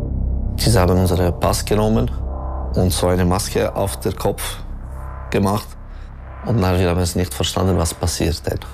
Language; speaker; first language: German; non-native, learner; French